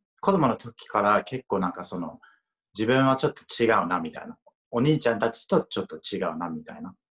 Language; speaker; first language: Japanese; non-native, fluent; English